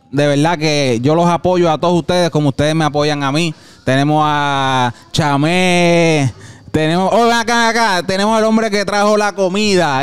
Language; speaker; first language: Spanish; early bilingual, heritage; Spanish